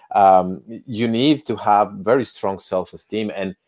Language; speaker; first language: English; non-native, fluent; Spanish